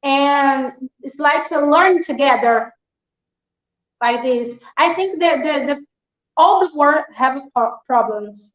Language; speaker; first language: English; non-native, learner; Portuguese